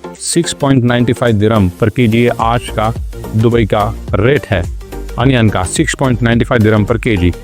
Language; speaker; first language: Hindi; non-native, local second language; Marathi